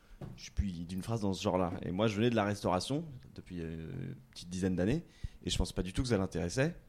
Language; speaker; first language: French; native; French